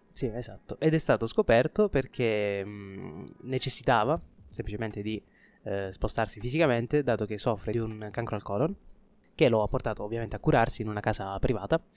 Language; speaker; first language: Italian; native; Italian